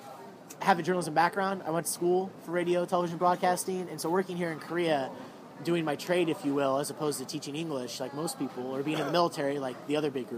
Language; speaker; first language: English; native; English